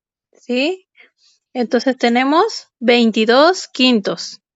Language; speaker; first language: Spanish; native; Spanish